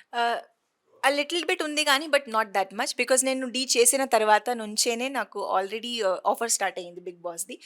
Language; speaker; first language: Telugu; non-native, fluent; Hindi